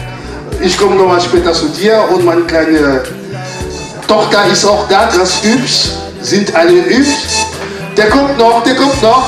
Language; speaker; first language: German; non-native, fluent; French